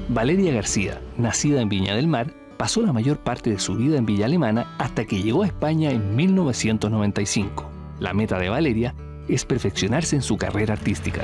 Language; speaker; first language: Spanish; native; Spanish